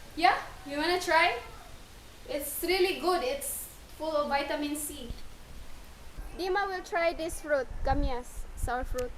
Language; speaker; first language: English; non-native, local second language; Cebuano